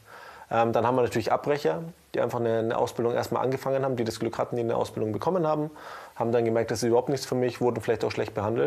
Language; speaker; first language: German; native; German